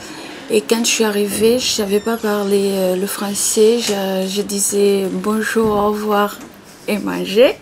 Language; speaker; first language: French; non-native, fluent; Portuguese